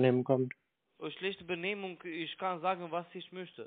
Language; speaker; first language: German; non-native, learner; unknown